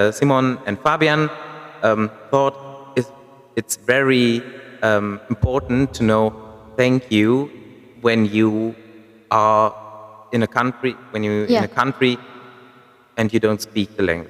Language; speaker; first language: English; non-native, fluent; German